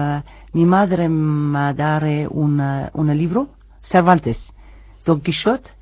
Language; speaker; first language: Spanish; non-native, learner; Turkish